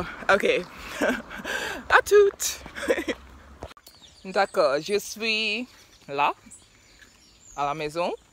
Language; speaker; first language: French; non-native, learner; English